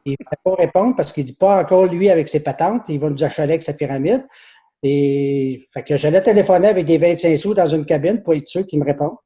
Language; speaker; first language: French; native; French